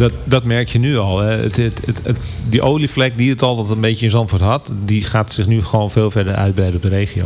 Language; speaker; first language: Dutch; native; Dutch